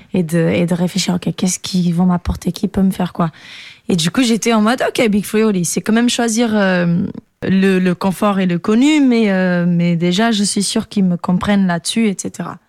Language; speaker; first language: French; non-native, fluent; Portuguese